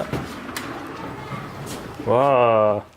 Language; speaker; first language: Chinese; non-native, learner; English